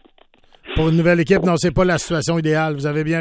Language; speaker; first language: French; native; French